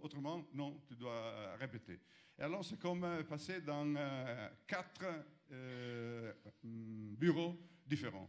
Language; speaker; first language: French; non-native, fluent; Italian